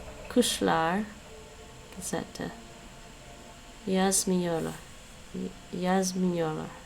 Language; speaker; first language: Turkish; non-native, learner; English